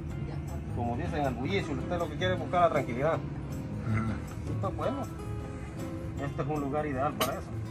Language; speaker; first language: Spanish; native; Spanish